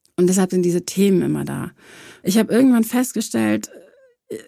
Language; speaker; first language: German; early bilingual, other home language; Croatian